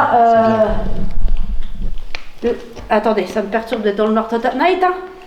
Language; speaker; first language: French; native; French